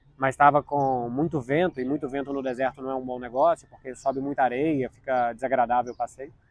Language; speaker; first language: Portuguese; native; Portuguese